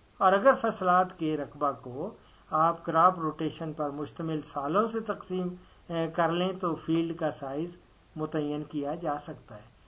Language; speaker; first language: Urdu; non-native, local second language; Punjabi